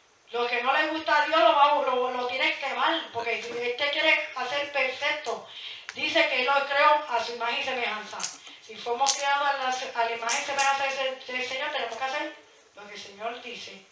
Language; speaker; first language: Spanish; early bilingual, heritage; Spanish